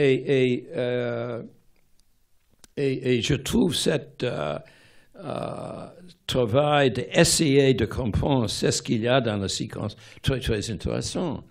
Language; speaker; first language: French; non-native, fluent; English